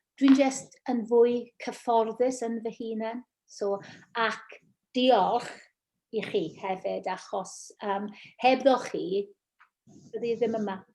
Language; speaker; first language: Welsh; non-native, local second language; English